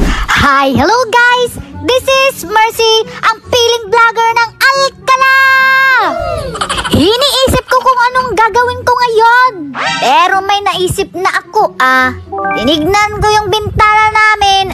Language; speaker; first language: Filipino; non-native, local second language; Iloko